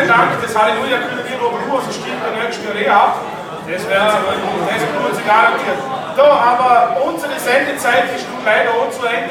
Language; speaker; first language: German; native; German